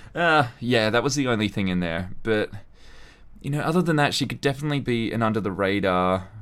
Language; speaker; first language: English; native; English